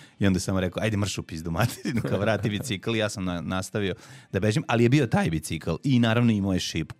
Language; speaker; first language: Serbian; native; Serbian